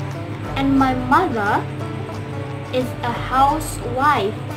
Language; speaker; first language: English; non-native, learner; Indonesian